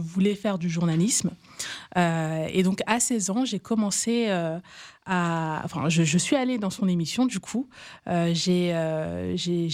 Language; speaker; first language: French; native; French